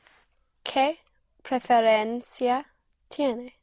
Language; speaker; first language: Spanish; non-native, learner; English